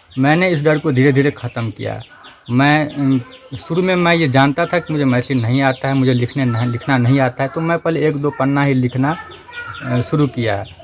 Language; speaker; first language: Hindi; non-native, local second language; Maithili